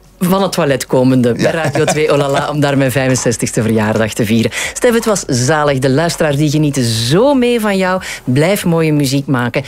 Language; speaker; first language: Dutch; native; Dutch